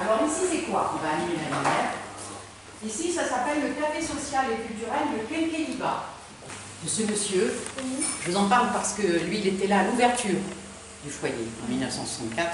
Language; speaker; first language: French; native; French